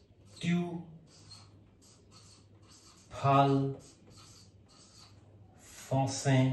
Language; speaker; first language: French; non-native, learner; Hindi